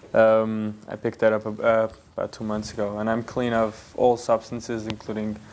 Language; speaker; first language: English; early bilingual, other home language; Yiddish